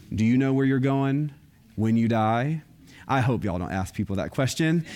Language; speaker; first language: English; native; English